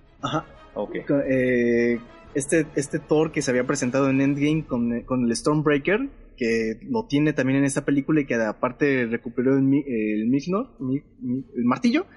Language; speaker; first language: Spanish; native; Spanish